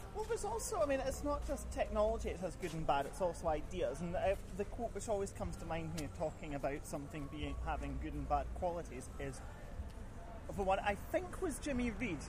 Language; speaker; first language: English; native; English